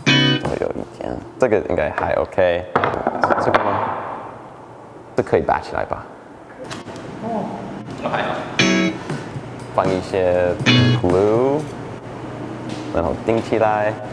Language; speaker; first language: Chinese; non-native, fluent; English